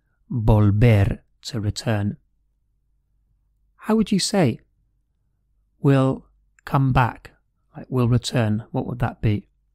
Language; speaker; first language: English; native; English